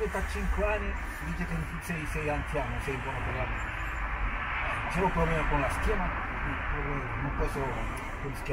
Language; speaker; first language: Italian; non-native, learner; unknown